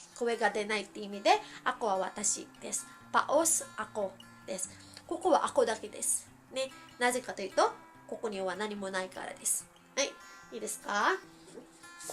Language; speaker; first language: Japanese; early bilingual, heritage; Filipino